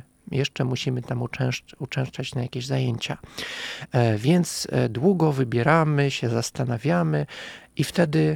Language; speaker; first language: Polish; non-native, fluent; Russian